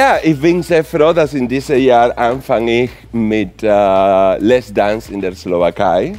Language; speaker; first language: German; non-native, fluent; Spanish